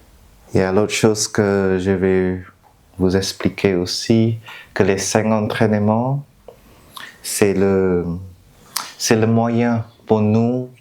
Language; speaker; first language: French; non-native, fluent; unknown